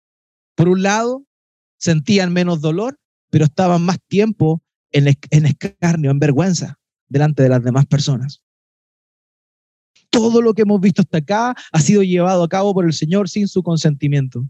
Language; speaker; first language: Spanish; native; Spanish